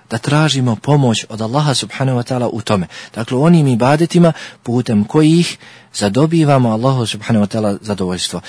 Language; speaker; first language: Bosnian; native; Bosnian